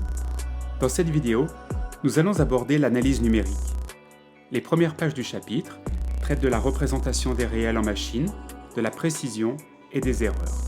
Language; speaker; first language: French; native; French